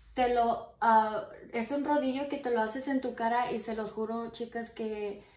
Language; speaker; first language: Spanish; early bilingual, heritage; Spanish